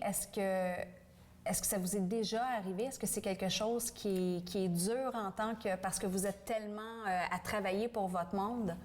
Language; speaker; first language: French; native; French